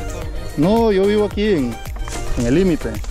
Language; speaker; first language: Spanish; native; Spanish